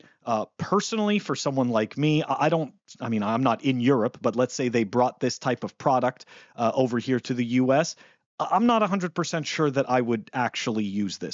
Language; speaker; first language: English; native; English